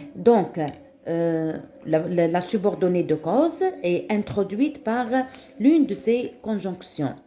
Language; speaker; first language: French; non-native, local second language; Arabic